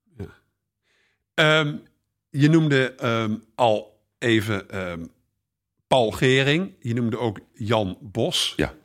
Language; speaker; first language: Dutch; native; Dutch